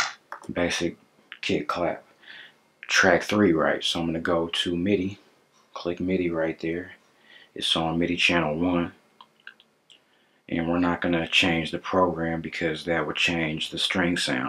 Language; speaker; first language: English; native; English